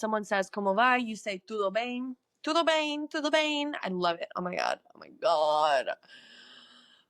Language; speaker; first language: Portuguese; non-native, learner; English